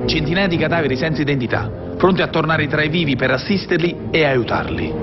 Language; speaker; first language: Italian; native; Italian